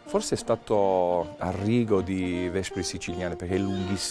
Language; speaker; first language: Italian; non-native, learner; English